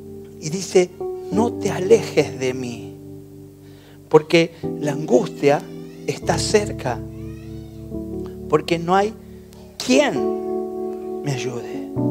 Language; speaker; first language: Spanish; native; Spanish